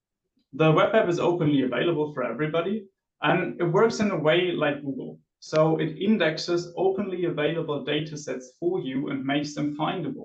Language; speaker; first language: English; non-native, fluent; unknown